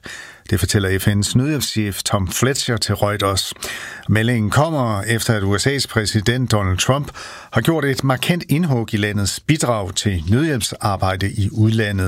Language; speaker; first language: Danish; native; Danish